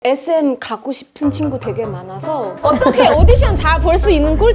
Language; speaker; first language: Korean; non-native, fluent; Chinese